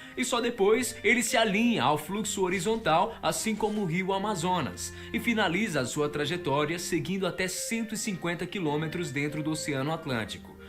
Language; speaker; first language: Portuguese; native; Portuguese